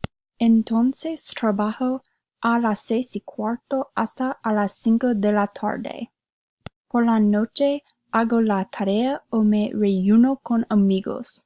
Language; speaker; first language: Spanish; non-native, learner; English